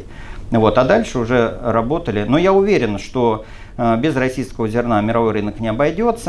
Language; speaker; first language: Russian; native; Russian